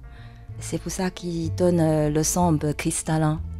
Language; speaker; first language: French; non-native, fluent; Chinese